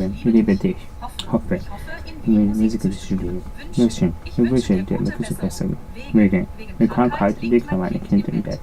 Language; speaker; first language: German; non-native, learner; Japanese